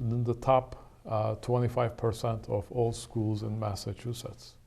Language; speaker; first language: English; non-native, fluent; Turkish